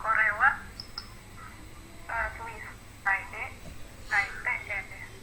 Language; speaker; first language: Japanese; non-native, learner; Indonesian